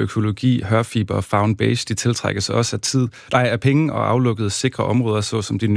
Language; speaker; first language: Danish; native; Danish